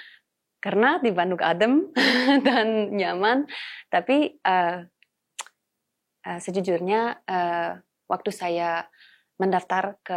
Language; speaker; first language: Indonesian; non-native, fluent; Polish